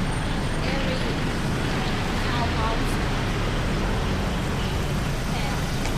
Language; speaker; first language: English; non-native, learner; Thai